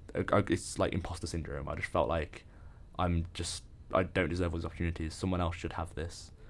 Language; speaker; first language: English; native; English